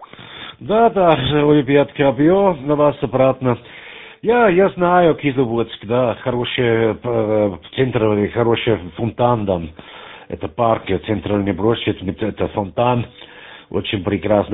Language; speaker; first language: Russian; non-native, learner; German